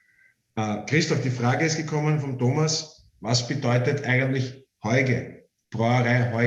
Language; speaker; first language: German; native; German